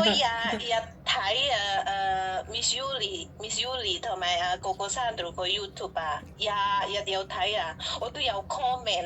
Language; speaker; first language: Cantonese; non-native, fluent; Javanese